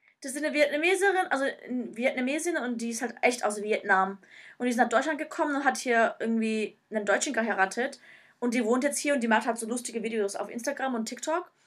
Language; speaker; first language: German; early bilingual, other home language; Turkish